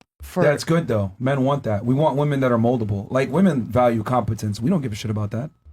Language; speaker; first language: English; native; English